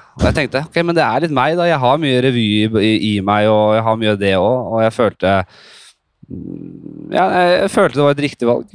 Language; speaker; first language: Norwegian; native; Norwegian